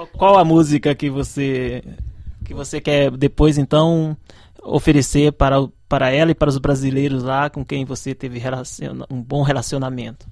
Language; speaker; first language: Portuguese; native; Portuguese